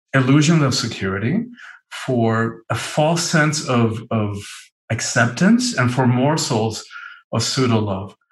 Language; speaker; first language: English; early bilingual, other home language; Spanish